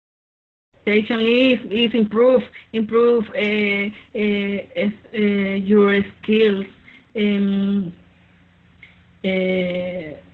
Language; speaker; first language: English; non-native, learner; Spanish